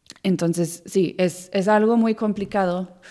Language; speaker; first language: Spanish; non-native, fluent; English